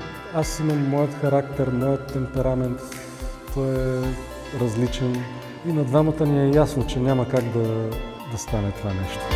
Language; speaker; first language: Bulgarian; native; Bulgarian